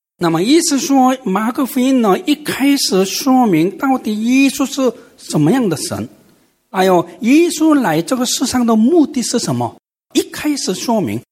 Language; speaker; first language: Chinese; non-native, fluent; Korean